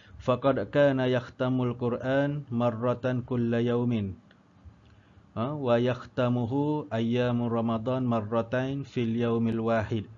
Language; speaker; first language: Arabic; non-native, learner; Malay